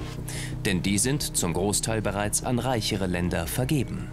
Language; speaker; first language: German; native; German